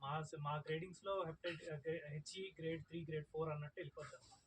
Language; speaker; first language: Telugu; native; Telugu